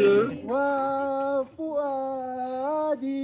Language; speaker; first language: Russian; non-native, fluent; Arabic